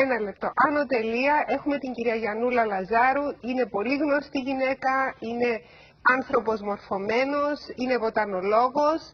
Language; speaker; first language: Greek; native; Greek